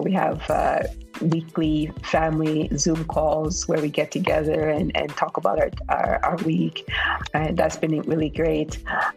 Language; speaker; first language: English; native; English